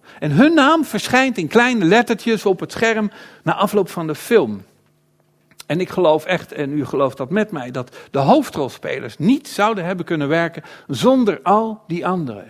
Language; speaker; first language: Dutch; native; Dutch